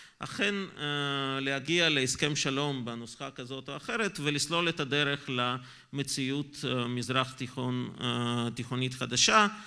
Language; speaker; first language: Hebrew; non-native, fluent; Russian